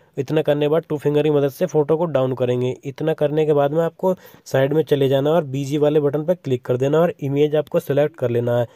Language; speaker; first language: Hindi; native; Hindi